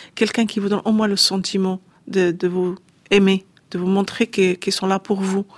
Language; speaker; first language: French; non-native, fluent; Arabic